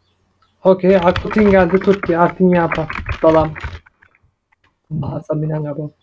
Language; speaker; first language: Indonesian; non-native, learner; Turkish